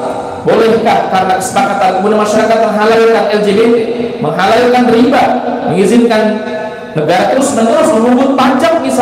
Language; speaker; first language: Indonesian; native; Indonesian